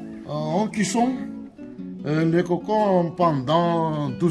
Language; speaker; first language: French; non-native, local second language; Malagasy